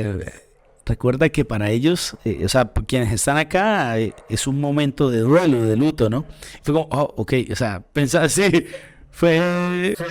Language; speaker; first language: Spanish; native; Spanish